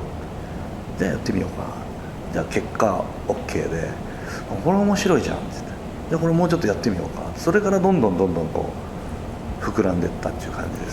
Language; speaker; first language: Japanese; native; Japanese